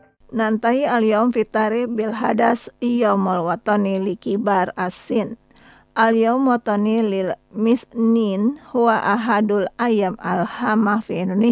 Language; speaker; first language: Arabic; non-native, fluent; Indonesian